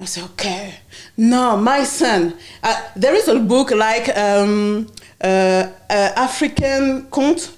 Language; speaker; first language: English; non-native, learner; French